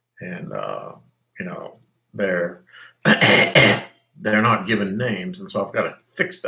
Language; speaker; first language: English; native; English